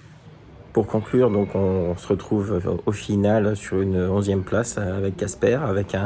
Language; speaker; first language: French; native; French